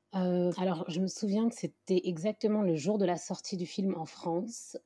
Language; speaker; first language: French; native; French